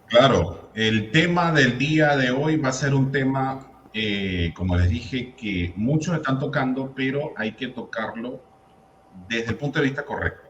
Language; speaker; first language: Spanish; native; Spanish